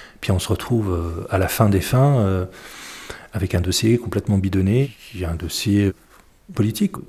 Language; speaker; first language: French; early bilingual, other home language; Arabic